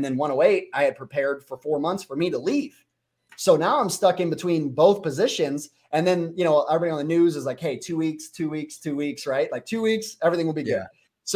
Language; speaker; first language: English; native; English